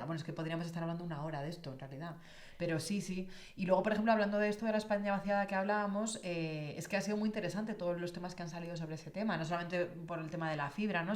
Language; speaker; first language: Spanish; native; Spanish